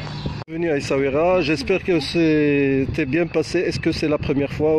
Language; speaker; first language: French; non-native, local second language; Arabic